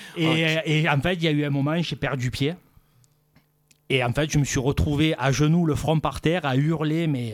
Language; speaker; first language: French; native; French